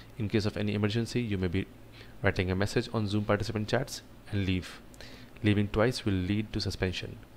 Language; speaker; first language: English; non-native, local second language; Hindi